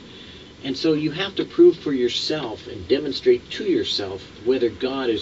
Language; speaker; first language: English; native; English